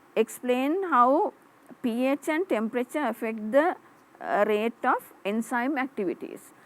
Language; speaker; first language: English; non-native, local second language; Sinhala